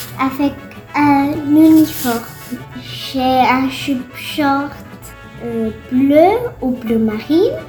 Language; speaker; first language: French; non-native, learner; Spanish